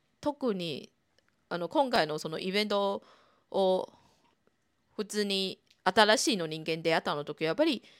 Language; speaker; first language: Japanese; non-native, fluent; Chinese